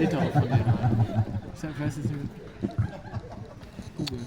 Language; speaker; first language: German; native; German